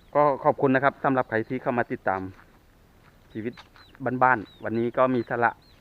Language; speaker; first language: Thai; non-native, local second language; Northeastern Thai